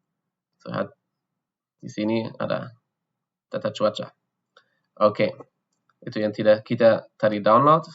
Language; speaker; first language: Indonesian; non-native, fluent; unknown